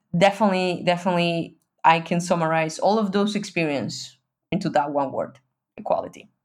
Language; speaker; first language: English; non-native, fluent; Spanish